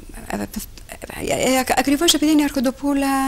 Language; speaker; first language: Greek; native; Greek